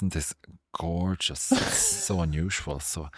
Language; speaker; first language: English; native; English